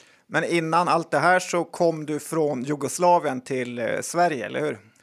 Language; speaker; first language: Swedish; native; Swedish